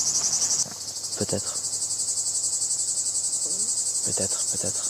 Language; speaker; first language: French; native; French